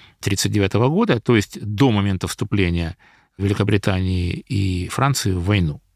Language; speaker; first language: Russian; native; Russian